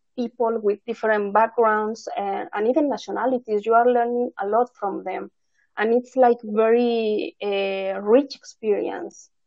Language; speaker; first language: English; non-native, fluent; Spanish